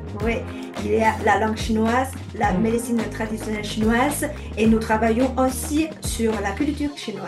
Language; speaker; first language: French; non-native, fluent; Chinese